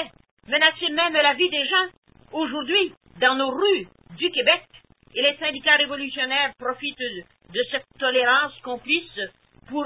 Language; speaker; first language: French; native; French